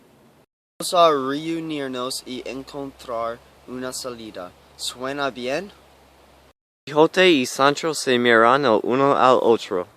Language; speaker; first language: Spanish; non-native, learner; English